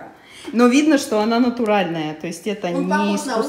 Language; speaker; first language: Russian; native; Russian